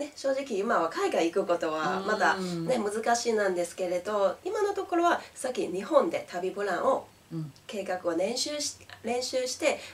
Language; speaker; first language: Japanese; non-native, fluent; Chinese